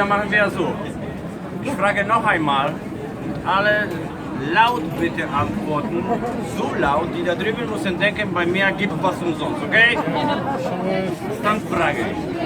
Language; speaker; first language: German; non-native, fluent; Polish